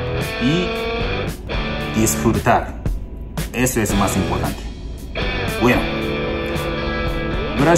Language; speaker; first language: Spanish; non-native, learner; Japanese